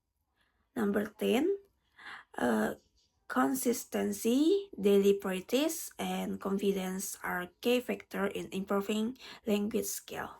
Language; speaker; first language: English; non-native, learner; Indonesian